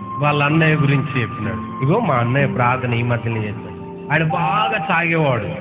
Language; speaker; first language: Telugu; non-native, local second language; Urdu